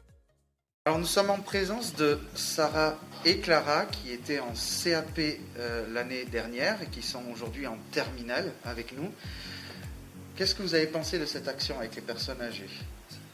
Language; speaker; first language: French; native; French